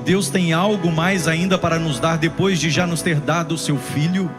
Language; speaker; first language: Portuguese; native; Portuguese